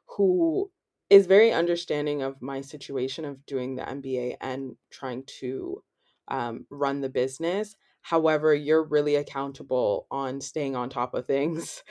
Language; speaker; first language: English; native; English